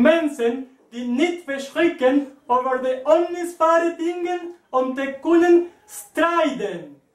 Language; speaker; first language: Dutch; non-native, learner; Spanish